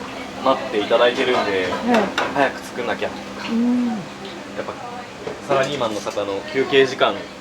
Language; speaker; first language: Japanese; native; Japanese